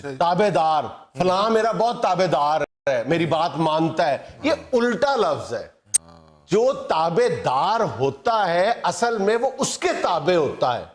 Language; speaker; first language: Urdu; non-native, local second language; Punjabi